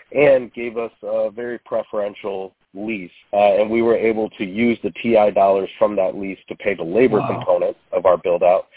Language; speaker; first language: English; native; English